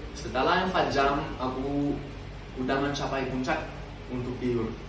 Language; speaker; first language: Indonesian; non-native, learner; French